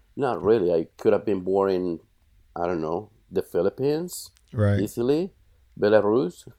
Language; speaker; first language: English; non-native, fluent; Spanish